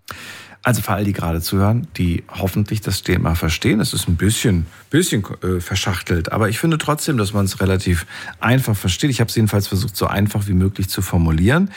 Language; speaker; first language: German; native; German